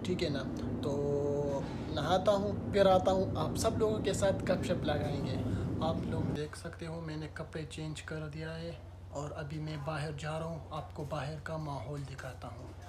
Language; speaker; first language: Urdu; non-native, local second language; Pashto